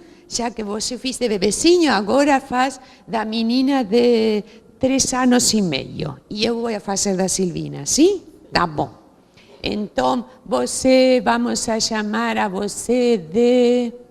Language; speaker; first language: Portuguese; non-native, fluent; Spanish